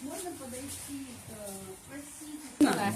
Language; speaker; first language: Russian; non-native, local second language; Estonian